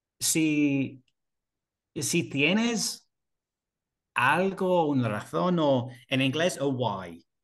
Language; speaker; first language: Spanish; non-native, learner; English